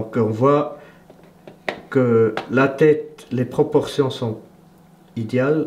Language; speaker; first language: French; native; French